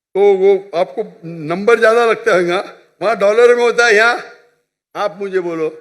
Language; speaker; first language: Urdu; non-native, local second language; Konkani